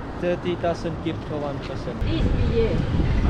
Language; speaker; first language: English; non-native, fluent; Lao